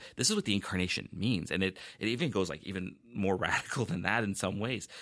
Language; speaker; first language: English; native; English